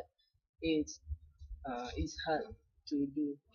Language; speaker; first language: English; non-native, local second language; Malay